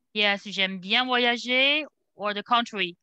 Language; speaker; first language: English; non-native, learner; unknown